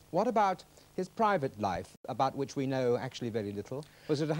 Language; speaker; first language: English; native; English